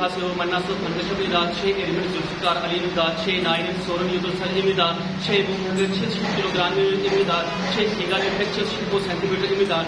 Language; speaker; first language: Korean; non-native, learner; Punjabi